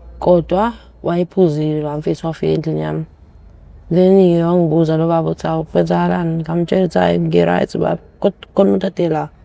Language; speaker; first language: Zulu; early bilingual, other home language; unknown